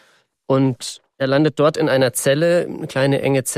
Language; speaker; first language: German; native; German